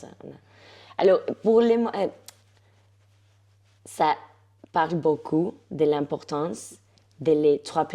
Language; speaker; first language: French; non-native, fluent; Spanish